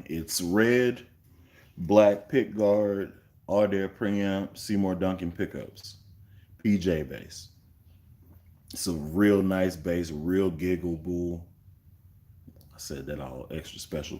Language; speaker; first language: English; native; English